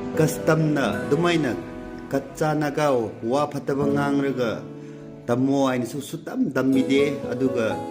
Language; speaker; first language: Manipuri; non-native, local second language; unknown